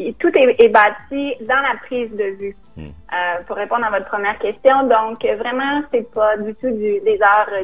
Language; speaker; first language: French; native; French